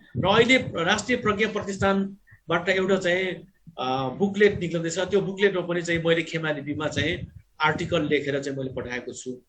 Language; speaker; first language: Nepali; non-native, local second language; Gurung